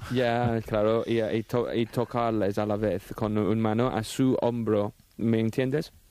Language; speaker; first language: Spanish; non-native, fluent; English